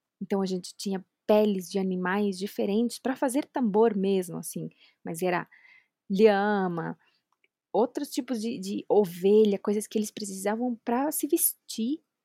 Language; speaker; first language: Portuguese; non-native, fluent; Spanish